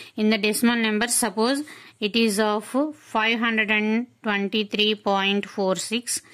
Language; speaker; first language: English; non-native, local second language; Telugu